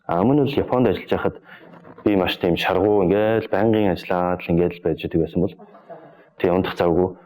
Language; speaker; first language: Mongolian; native; Mongolian